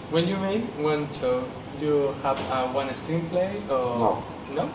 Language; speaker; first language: English; non-native, learner; Spanish